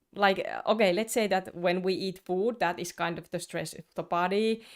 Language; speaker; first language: English; non-native, fluent; Finnish